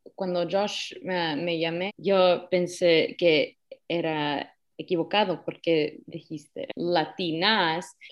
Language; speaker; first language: Spanish; early bilingual, heritage; Spanish